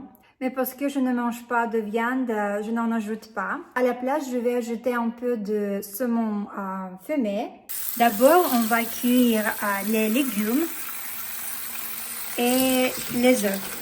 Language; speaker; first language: French; non-native, fluent; Russian